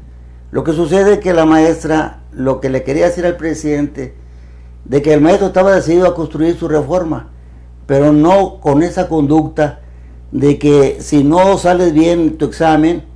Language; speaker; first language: Spanish; native; Spanish